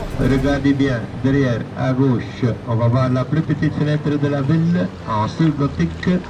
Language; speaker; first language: French; non-native, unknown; Dutch